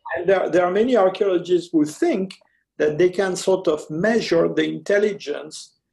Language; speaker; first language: English; early bilingual, other home language; French